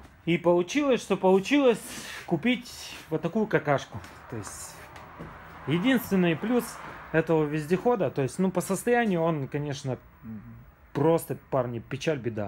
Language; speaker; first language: Russian; native; Russian